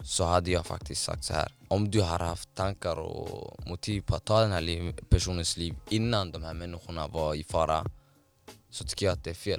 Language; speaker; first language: Swedish; non-native, fluent; Somali